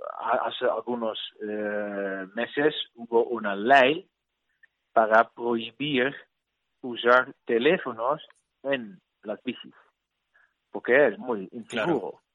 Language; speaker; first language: Spanish; non-native, learner; Dutch